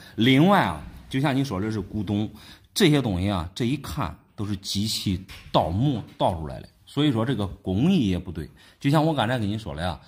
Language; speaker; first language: Chinese; native; Chinese